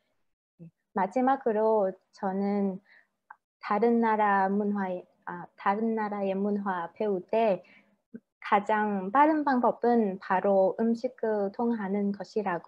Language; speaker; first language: Korean; non-native, fluent; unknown